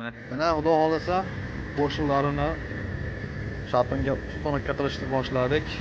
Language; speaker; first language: Uzbek; native; Uzbek